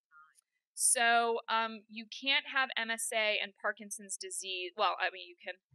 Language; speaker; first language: English; native; English